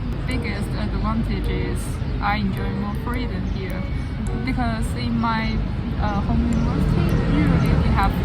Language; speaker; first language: English; non-native, fluent; Chinese